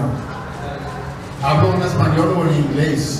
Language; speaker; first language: Spanish; non-native, fluent; English